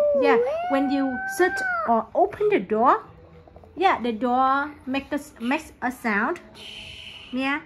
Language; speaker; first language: English; non-native, learner; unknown